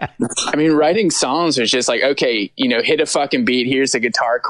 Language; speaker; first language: English; native; English